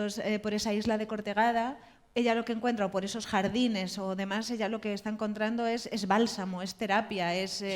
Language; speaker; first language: Spanish; native; Spanish